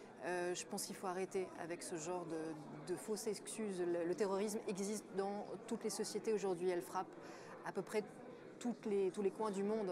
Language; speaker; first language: French; native; French